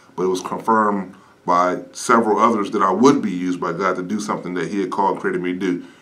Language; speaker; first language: English; native; English